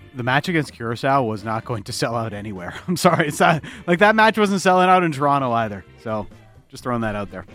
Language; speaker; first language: English; early bilingual, other home language; Italian